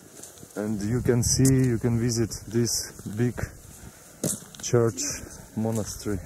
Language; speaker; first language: English; non-native, learner; Russian